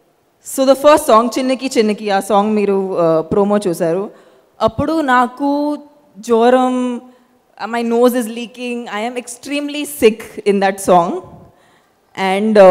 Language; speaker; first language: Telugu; non-native, fluent; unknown